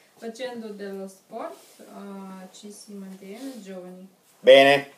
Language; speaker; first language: Italian; non-native, learner; Russian